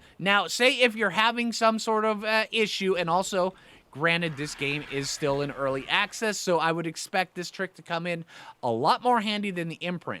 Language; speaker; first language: English; native; English